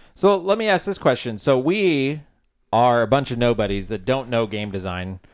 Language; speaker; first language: English; native; English